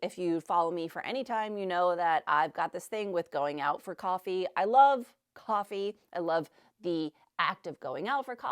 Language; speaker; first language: English; native; English